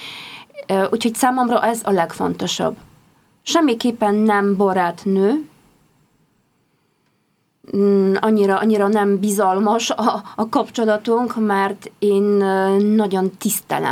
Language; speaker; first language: Hungarian; non-native, fluent; Polish